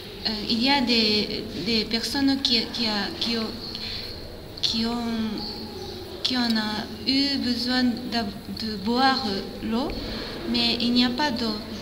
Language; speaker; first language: French; non-native, fluent; Japanese